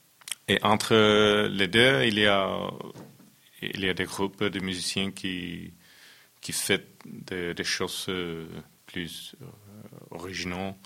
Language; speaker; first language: French; non-native, fluent; Finnish